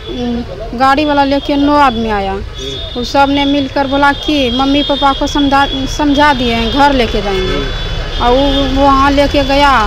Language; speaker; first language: Hindi; native; Hindi